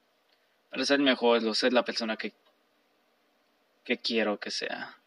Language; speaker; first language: Spanish; early bilingual, heritage; Spanish